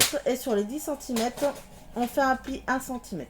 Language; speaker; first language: French; native; French